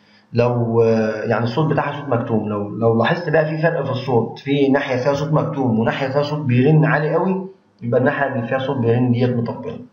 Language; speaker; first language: Arabic; native; Arabic